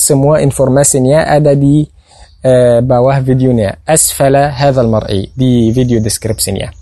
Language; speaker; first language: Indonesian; non-native, fluent; Arabic